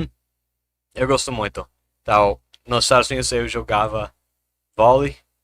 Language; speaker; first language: Portuguese; non-native, fluent; English